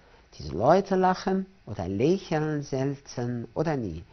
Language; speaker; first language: German; non-native, fluent; Arabic